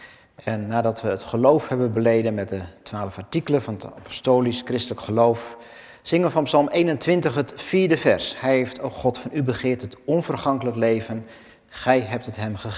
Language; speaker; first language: Dutch; native; Dutch